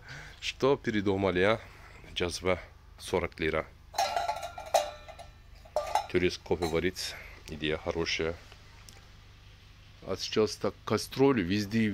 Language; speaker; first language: Russian; non-native, learner; Turkish